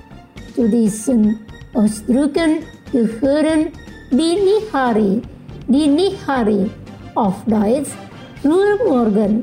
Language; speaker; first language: German; non-native, fluent; Indonesian